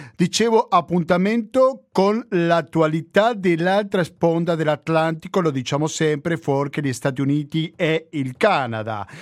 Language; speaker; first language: Italian; non-native, fluent; Spanish